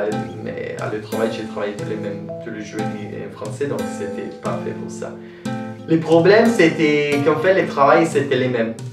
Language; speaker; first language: French; non-native, learner; Italian